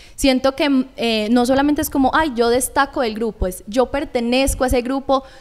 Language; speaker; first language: Spanish; native; Spanish